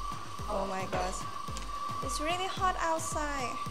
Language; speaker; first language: English; non-native, learner; Thai